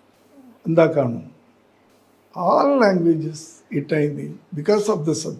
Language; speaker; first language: Telugu; non-native, learner; Tamil